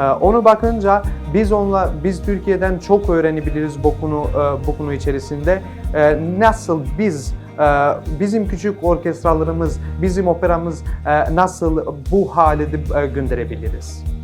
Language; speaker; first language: Turkish; non-native, learner; Albanian